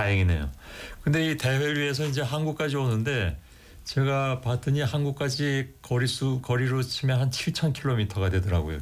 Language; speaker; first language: Korean; native; Korean